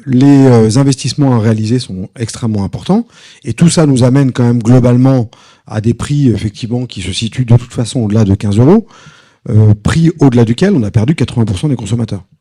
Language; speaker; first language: French; native; French